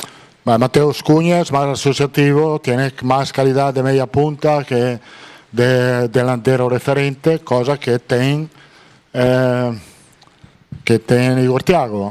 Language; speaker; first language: Portuguese; non-native, fluent; Italian